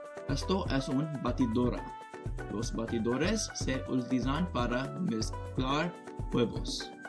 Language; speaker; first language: Spanish; non-native, learner; English